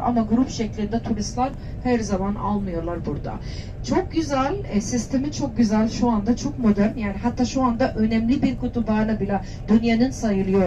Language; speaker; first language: Turkish; non-native, learner; Arabic